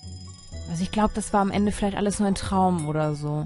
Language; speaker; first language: German; native; German